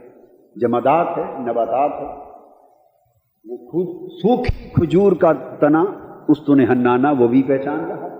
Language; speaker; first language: Urdu; native; Urdu